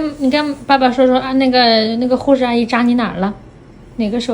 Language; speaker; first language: Chinese; native; Chinese